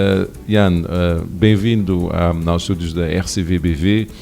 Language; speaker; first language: Portuguese; non-native, local second language; Kabuverdianu